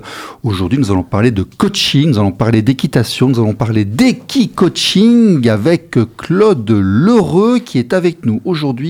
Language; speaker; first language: French; native; French